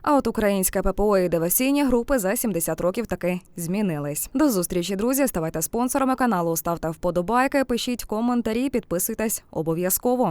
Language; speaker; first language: Ukrainian; native; Ukrainian